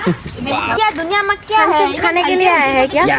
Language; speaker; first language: Hindi; non-native, local second language; Assamese